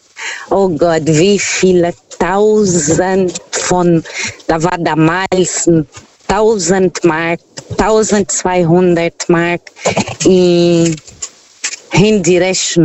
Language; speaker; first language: German; non-native, fluent; Portuguese